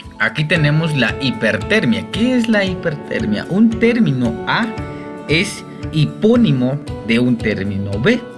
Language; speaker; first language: Spanish; non-native, local second language; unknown